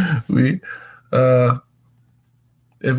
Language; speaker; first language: French; non-native, learner; English